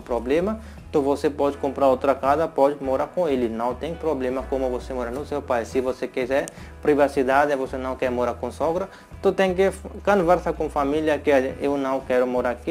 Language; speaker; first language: Portuguese; non-native, learner; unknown